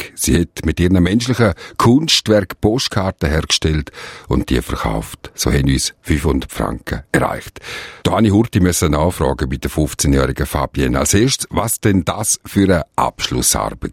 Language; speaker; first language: German; native; German